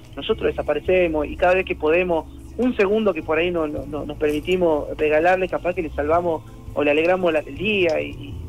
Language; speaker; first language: Spanish; native; Spanish